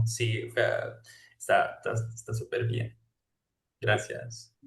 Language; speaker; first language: Spanish; non-native, fluent; Portuguese